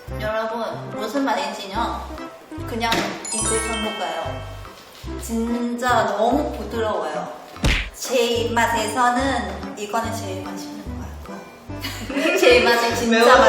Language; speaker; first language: Korean; non-native, learner; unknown